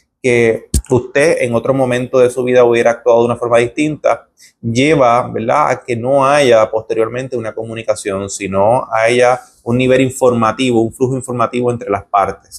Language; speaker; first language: Spanish; native; Spanish